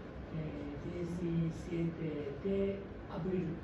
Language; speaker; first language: Spanish; non-native, learner; Japanese